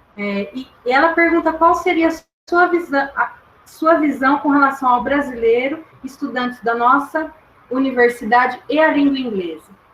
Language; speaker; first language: Portuguese; native; Portuguese